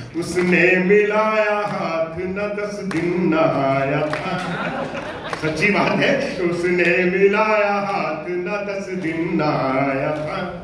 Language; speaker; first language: Hindi; non-native, local second language; Punjabi